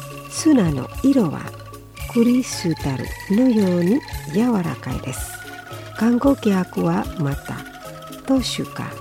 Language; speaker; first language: Japanese; non-native, fluent; Indonesian